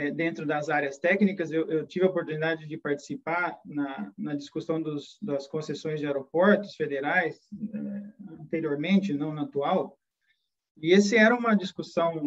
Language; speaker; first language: Portuguese; native; Portuguese